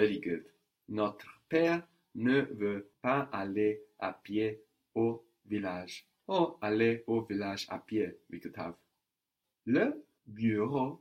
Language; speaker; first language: French; non-native, fluent; English